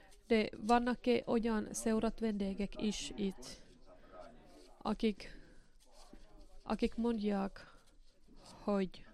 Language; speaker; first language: Hungarian; non-native, learner; Finnish